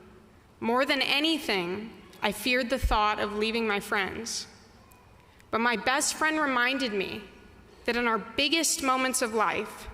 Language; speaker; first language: English; native; English